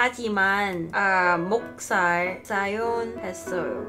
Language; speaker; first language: Korean; non-native, learner; Cantonese